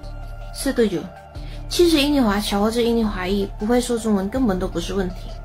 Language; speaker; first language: Chinese; non-native, fluent; Indonesian